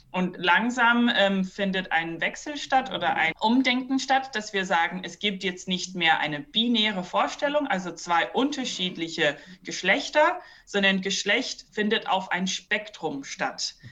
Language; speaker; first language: German; early bilingual, other home language; English